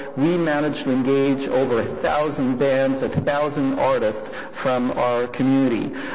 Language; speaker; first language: English; non-native, fluent; French